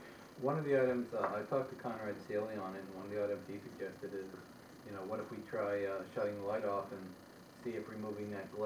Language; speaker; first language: English; native; English